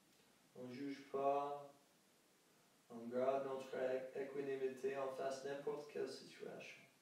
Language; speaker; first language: French; non-native, fluent; English